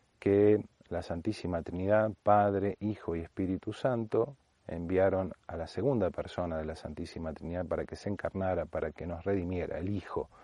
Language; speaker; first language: Spanish; native; Spanish